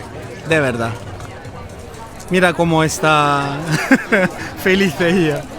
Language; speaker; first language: Spanish; non-native, fluent; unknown